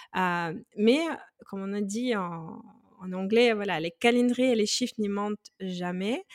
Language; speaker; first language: French; non-native, fluent; Russian